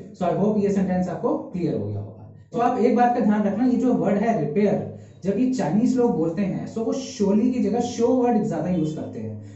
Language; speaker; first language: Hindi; native; Hindi